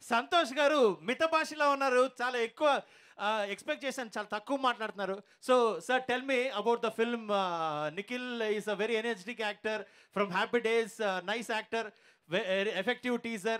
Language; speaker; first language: Telugu; native; Telugu